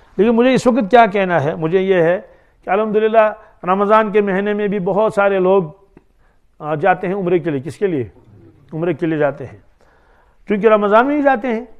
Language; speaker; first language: Hindi; non-native, local second language; Kashmiri